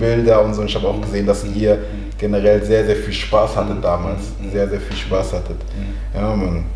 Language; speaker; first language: German; early bilingual, other home language; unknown